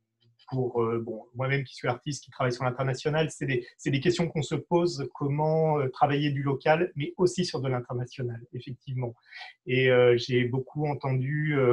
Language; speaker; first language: French; native; French